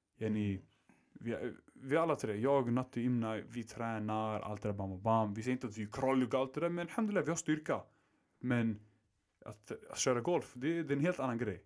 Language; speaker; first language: Swedish; early bilingual, other home language; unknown